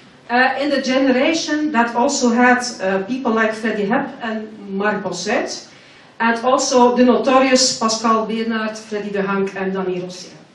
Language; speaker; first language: English; non-native, fluent; Dutch